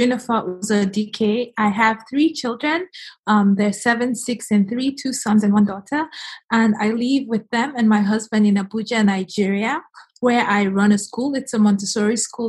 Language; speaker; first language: English; non-native, local second language; Igbo